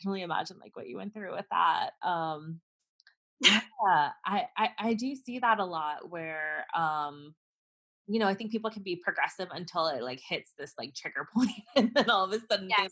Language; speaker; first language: English; native; English